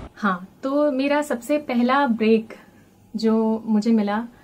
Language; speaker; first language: Hindi; native; Hindi